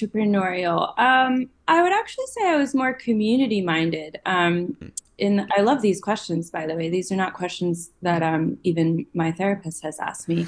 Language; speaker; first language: English; native; English